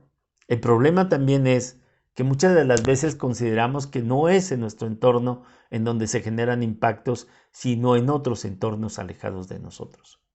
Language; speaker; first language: Spanish; native; Spanish